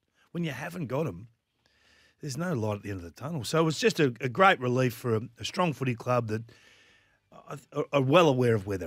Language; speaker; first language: English; native; English